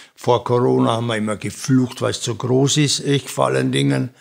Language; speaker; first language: German; native; German